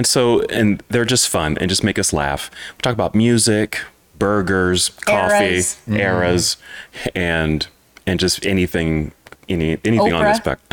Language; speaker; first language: English; native; English